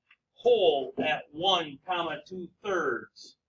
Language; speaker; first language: English; native; English